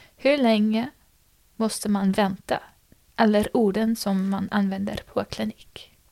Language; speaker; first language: Swedish; non-native, fluent; English